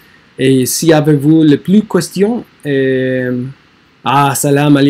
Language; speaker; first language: French; non-native, learner; English